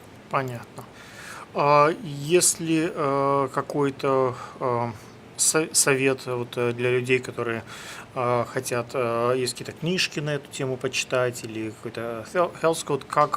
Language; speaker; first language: Russian; native; Russian